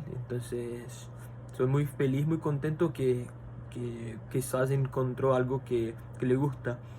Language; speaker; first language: Spanish; non-native, fluent; Portuguese